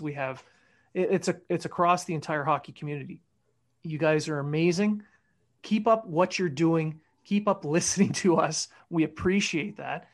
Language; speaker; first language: English; native; English